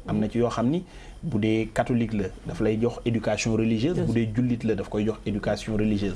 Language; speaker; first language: Wolof; native; Wolof